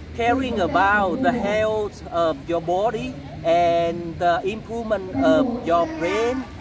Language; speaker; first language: English; non-native, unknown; Vietnamese